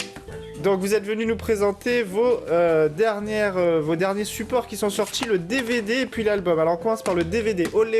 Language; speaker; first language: French; native; French